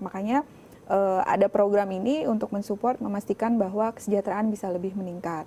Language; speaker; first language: Indonesian; native; Indonesian